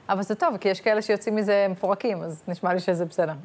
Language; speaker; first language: Hebrew; native; Hebrew